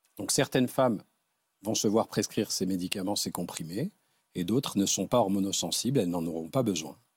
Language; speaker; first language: French; native; French